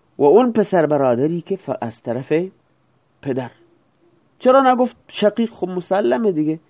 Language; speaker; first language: Persian; non-native, local second language; Baluchi